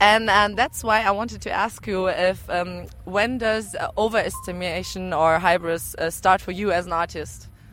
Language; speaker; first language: English; non-native, fluent; German